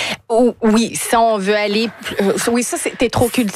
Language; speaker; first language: French; native; French